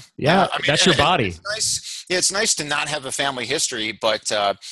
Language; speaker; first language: English; native; English